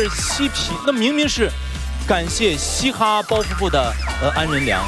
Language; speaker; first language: Chinese; native; Chinese